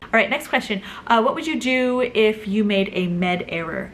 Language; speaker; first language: English; native; English